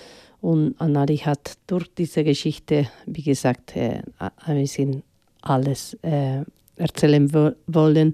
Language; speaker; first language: German; non-native, fluent; Spanish